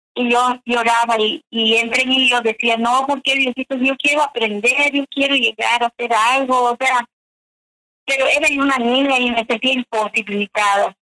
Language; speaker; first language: Spanish; native; Spanish